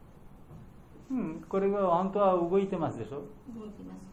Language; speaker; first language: Japanese; non-native, learner; Bangla